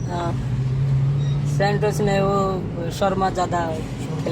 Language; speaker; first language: Hindi; non-native, learner; Bangla